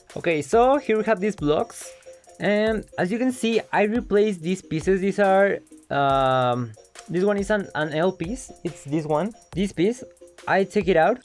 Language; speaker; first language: English; non-native, local second language; Spanish